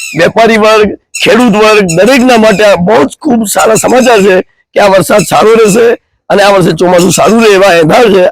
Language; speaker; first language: Gujarati; native; Gujarati